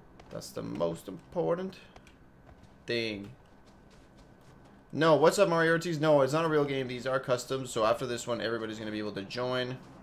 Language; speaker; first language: English; early bilingual, other home language; Spanish